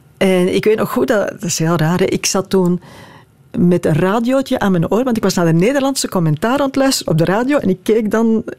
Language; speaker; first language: Dutch; native; Dutch